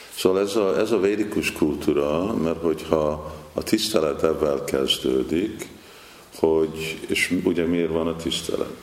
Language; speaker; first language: Hungarian; non-native, fluent; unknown